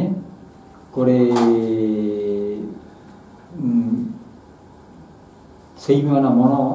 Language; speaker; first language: Japanese; non-native, fluent; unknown